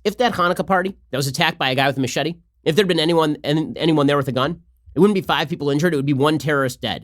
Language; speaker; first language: English; native; English